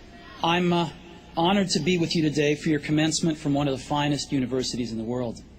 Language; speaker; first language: English; native; English